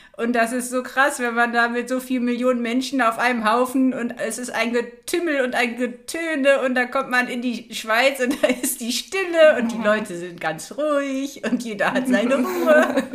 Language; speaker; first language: German; native; German